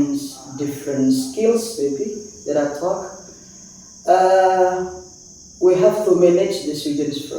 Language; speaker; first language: English; non-native, fluent; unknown